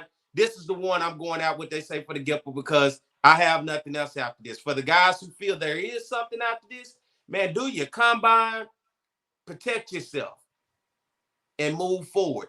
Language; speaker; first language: English; native; English